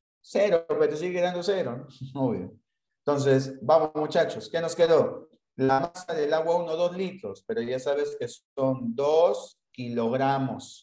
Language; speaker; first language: Spanish; native; Spanish